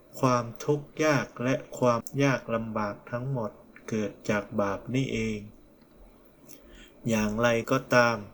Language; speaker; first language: Thai; non-native, fluent; Korean